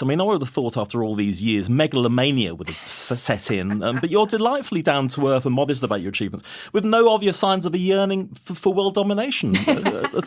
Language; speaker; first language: English; native; English